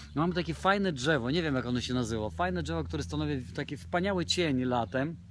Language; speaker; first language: Polish; non-native, fluent; Romanian